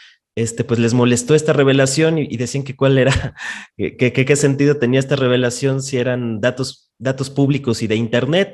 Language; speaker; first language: Spanish; native; Spanish